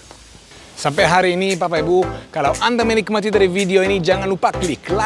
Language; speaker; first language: Indonesian; non-native, fluent; Hebrew